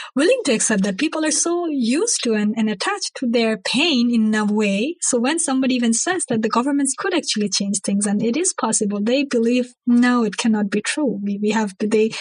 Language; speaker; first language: English; non-native, local second language; Bangla